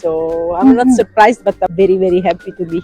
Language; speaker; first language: English; non-native, fluent; Italian